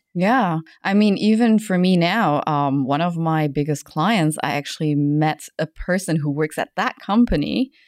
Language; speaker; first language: English; non-native, fluent; German